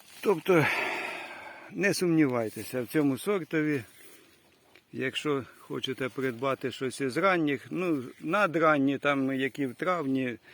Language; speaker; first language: Ukrainian; native; Ukrainian